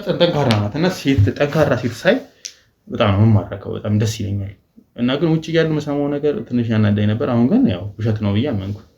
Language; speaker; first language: Amharic; native; Amharic